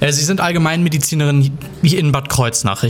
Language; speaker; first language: German; native; German